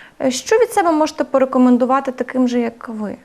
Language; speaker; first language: Ukrainian; native; Ukrainian